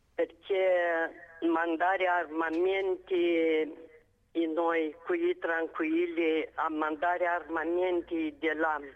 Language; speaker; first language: Italian; non-native, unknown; Romanian